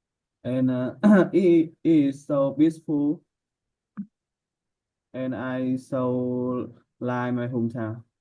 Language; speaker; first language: English; non-native, learner; Vietnamese